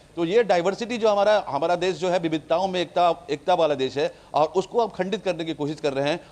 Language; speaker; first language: Hindi; native; Hindi